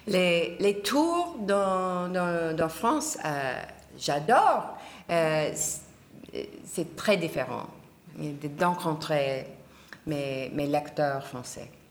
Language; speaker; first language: French; non-native, learner; English